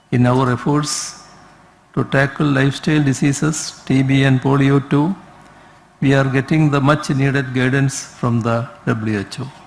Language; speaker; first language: English; non-native, local second language; Malayalam